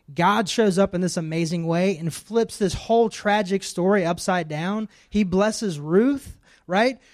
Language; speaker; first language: English; native; English